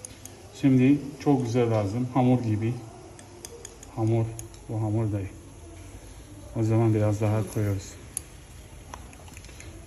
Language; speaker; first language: Turkish; non-native, fluent; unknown